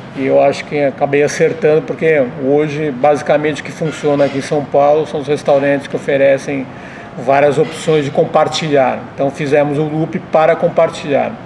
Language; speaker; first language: Portuguese; native; Portuguese